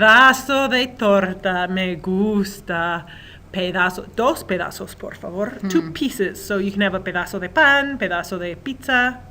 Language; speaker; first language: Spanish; non-native, fluent; English